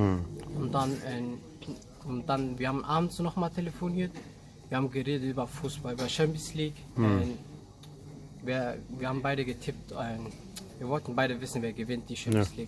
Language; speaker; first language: German; early bilingual, other home language; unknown